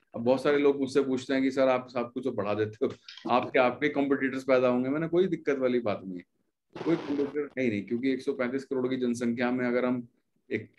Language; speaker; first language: Hindi; native; Hindi